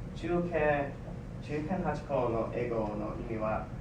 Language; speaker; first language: Japanese; non-native, learner; English